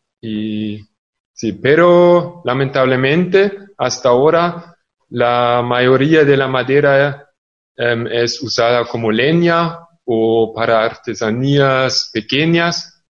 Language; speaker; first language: Spanish; non-native, fluent; German